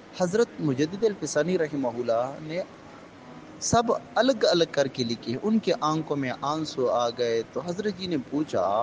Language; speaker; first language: Urdu; native; Urdu